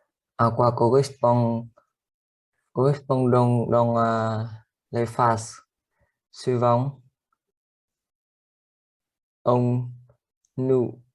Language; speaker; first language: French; non-native, learner; Vietnamese